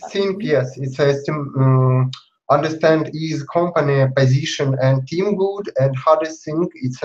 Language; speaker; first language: English; non-native, learner; Russian